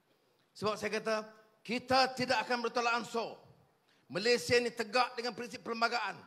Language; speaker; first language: Malay; native; Malay